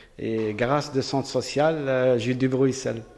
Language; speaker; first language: French; non-native, learner; Arabic